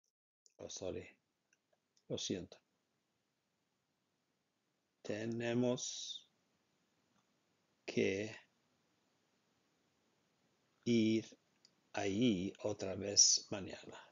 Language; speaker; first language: Spanish; non-native, learner; Icelandic